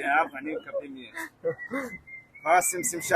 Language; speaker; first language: Hindi; non-native, learner; Pashto